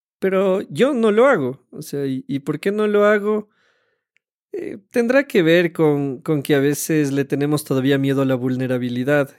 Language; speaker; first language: Spanish; native; Spanish